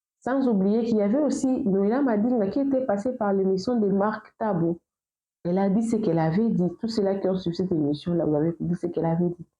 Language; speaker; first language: French; non-native, local second language; Lingala